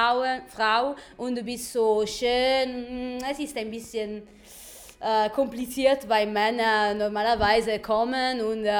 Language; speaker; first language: German; non-native, learner; Italian